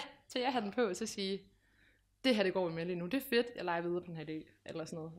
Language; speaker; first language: Danish; native; Danish